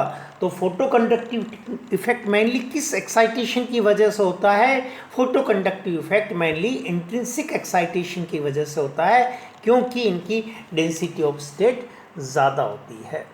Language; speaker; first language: Hindi; native; Hindi